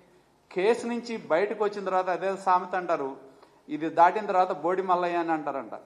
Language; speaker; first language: Telugu; native; Telugu